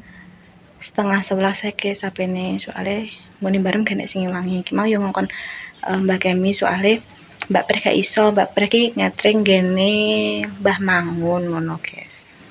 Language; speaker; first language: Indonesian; non-native, local second language; Javanese